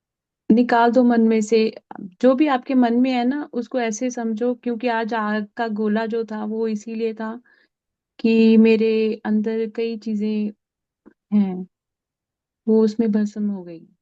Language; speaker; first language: Hindi; native; Hindi